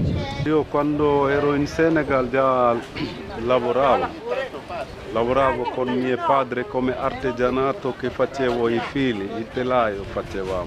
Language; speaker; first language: Italian; non-native, fluent; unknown